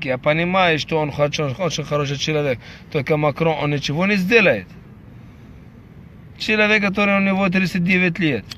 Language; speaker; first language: Russian; non-native, fluent; Arabic